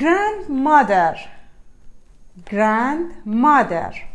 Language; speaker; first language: English; non-native, fluent; Persian